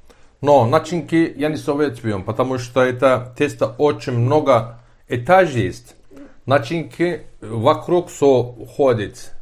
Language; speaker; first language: Russian; non-native, learner; Turkish